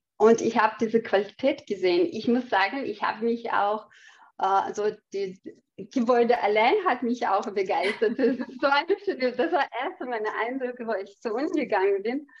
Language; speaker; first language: German; non-native, fluent; Chechen